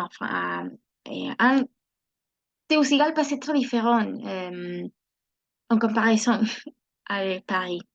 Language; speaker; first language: French; non-native, learner; Spanish